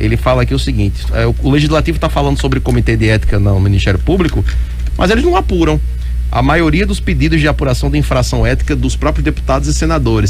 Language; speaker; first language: Portuguese; native; Portuguese